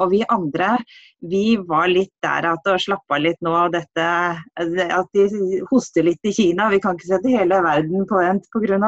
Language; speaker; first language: Norwegian; native; Norwegian